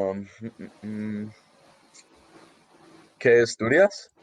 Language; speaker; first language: Spanish; non-native, learner; English